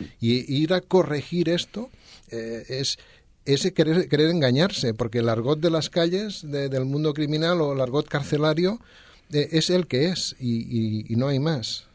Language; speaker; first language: Spanish; non-native, local second language; Catalan